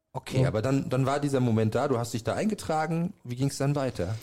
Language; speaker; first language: German; native; German